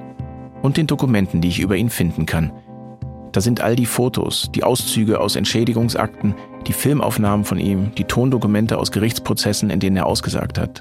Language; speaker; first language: German; native; German